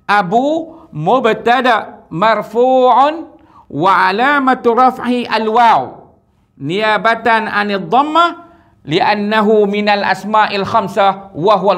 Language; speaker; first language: Arabic; non-native, fluent; Malay